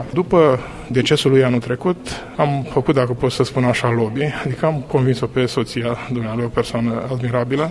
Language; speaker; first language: Romanian; native; Romanian